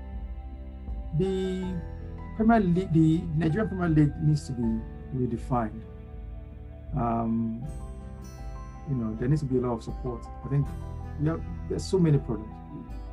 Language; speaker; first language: English; non-native, local second language; Yoruba